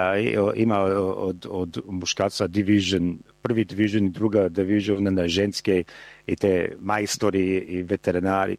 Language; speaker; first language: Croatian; early bilingual, heritage; Croatian